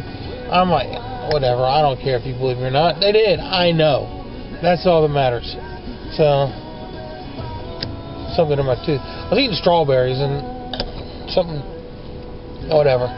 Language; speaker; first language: English; native; English